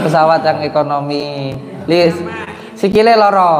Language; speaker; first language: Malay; non-native, local second language; Javanese